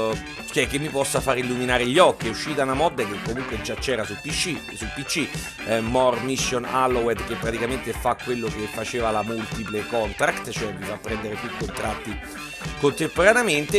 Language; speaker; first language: Italian; native; Italian